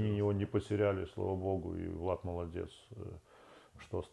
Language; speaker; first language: Russian; native; Russian